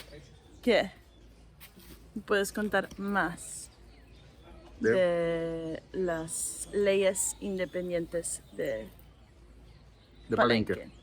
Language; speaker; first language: Spanish; non-native, learner; English